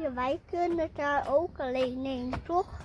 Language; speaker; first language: Dutch; early bilingual, other home language; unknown